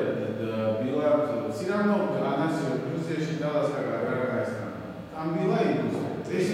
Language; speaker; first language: Russian; non-native, fluent; Georgian